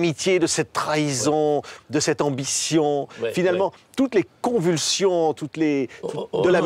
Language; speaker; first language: French; native; French